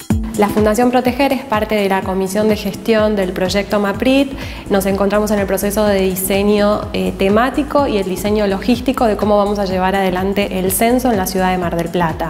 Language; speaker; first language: Spanish; native; Spanish